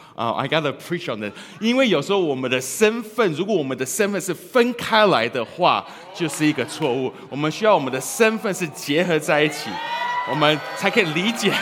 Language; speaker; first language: Chinese; early bilingual, heritage; Chinese